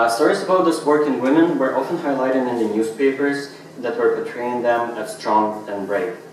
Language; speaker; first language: English; non-native, fluent; Russian